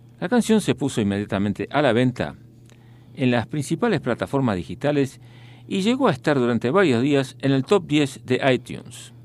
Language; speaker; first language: Spanish; native; Spanish